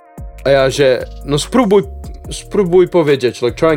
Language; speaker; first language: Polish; non-native, learner; Czech